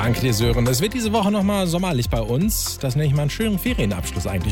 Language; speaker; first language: German; native; German